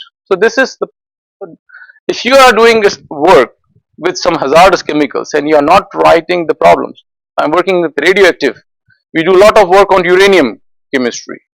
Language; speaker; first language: English; non-native, fluent; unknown